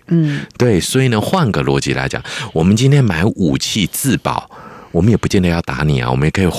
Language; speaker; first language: Chinese; native; Chinese